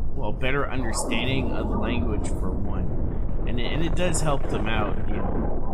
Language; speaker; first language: English; native; English